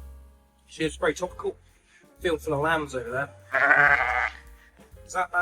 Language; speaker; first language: English; native; English